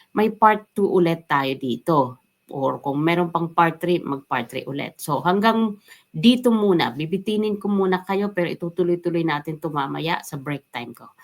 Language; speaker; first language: Filipino; non-native, local second language; Waray